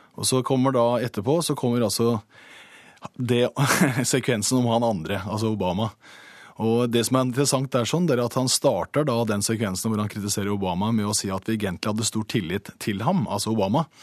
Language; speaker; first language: Norwegian; native; Norwegian